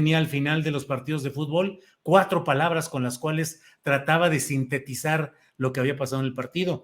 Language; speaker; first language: Spanish; native; Spanish